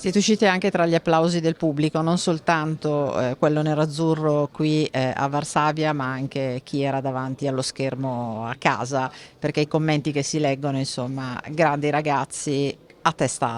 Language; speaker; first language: Italian; native; Italian